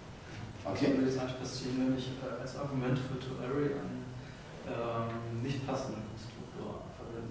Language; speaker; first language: German; native; German